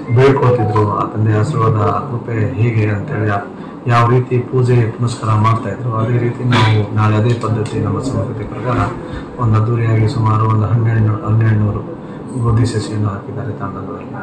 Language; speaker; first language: Kannada; non-native, local second language; Lambadi